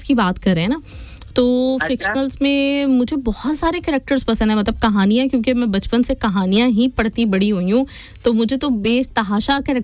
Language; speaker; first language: Urdu; native; Urdu